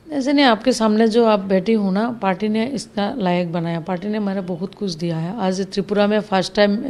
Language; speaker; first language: Hindi; non-native, local second language; Bangla